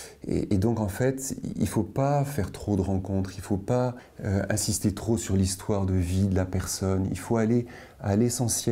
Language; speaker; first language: French; native; French